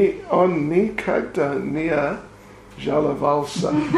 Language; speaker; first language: Russian; non-native, learner; English